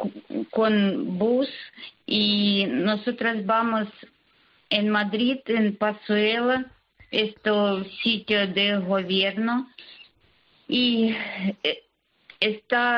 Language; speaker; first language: Spanish; non-native, learner; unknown